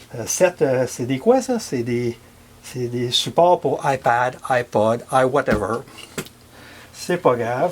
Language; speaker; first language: French; native; French